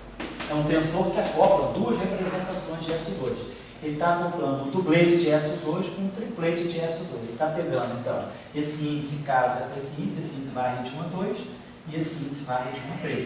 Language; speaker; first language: Portuguese; native; Portuguese